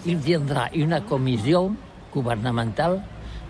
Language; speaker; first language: French; non-native, learner; Catalan